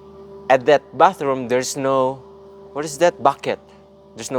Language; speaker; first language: English; non-native, learner; Indonesian